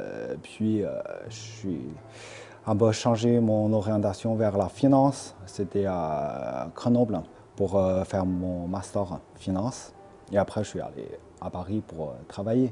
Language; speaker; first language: French; non-native, fluent; Chinese